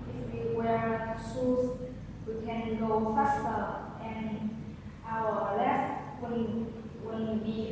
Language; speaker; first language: English; non-native, learner; Vietnamese